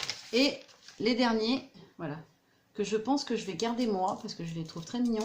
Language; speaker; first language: French; native; French